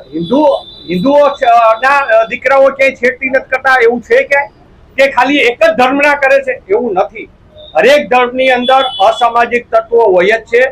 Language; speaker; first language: Gujarati; native; Gujarati